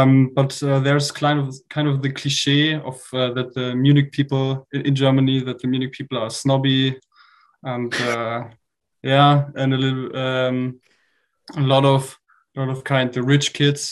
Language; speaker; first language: English; non-native, fluent; German